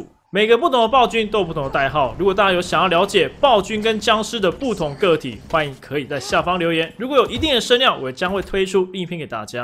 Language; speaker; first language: Chinese; native; Chinese